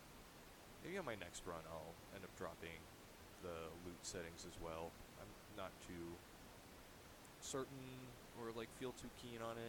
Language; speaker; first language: English; native; English